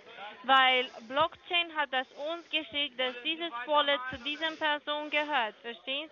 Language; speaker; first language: German; non-native, learner; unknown